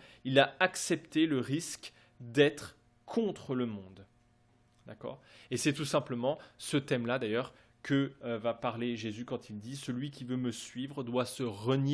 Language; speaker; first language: French; native; French